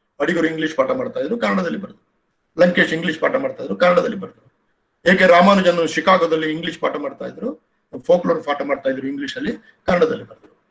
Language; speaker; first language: Kannada; non-native, local second language; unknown